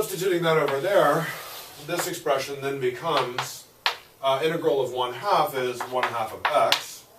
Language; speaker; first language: English; native; English